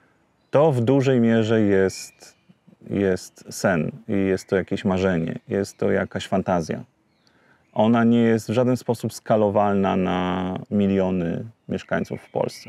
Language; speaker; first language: Polish; native; Polish